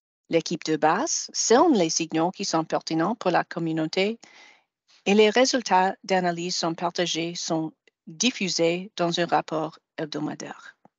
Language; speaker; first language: French; non-native, fluent; English